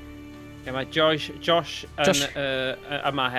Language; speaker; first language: Welsh; native; Welsh